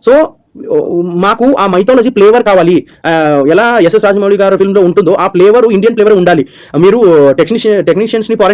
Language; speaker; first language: Telugu; non-native, learner; Kannada